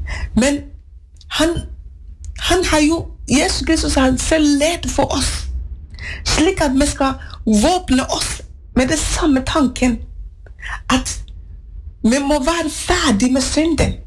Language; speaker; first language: Norwegian; non-native, fluent; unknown